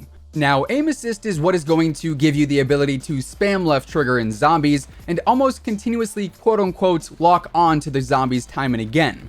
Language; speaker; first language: English; native; English